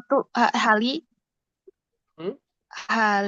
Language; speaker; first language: Arabic; non-native, learner; Indonesian